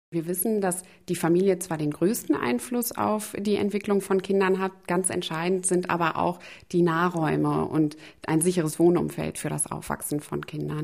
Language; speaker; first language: German; native; German